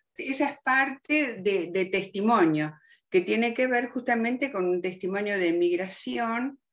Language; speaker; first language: Spanish; early bilingual, other home language; German